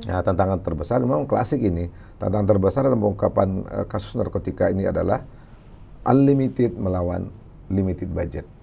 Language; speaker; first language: Indonesian; non-native, local second language; Minangkabau